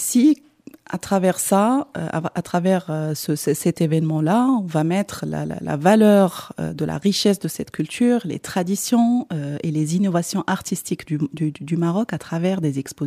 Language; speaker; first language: French; non-native, local second language; Arabic